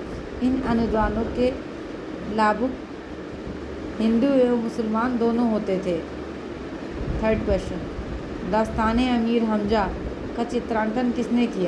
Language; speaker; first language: Hindi; native; Hindi